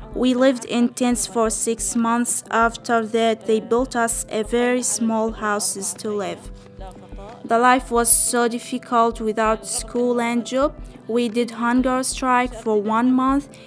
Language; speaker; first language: English; non-native, fluent; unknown